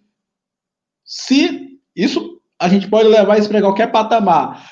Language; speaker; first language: Portuguese; native; Portuguese